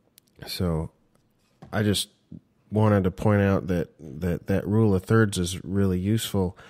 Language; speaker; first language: English; native; English